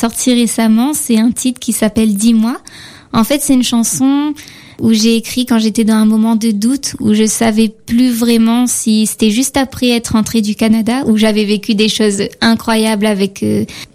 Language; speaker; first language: French; native; French